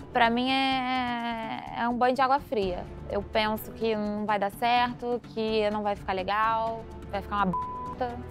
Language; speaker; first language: Portuguese; native; Portuguese